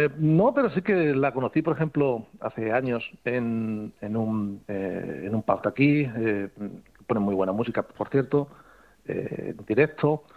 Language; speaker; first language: Spanish; native; Spanish